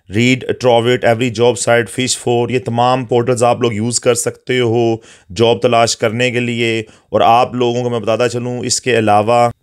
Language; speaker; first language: Urdu; native; Urdu